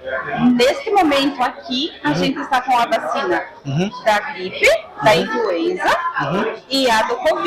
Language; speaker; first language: Portuguese; native; Portuguese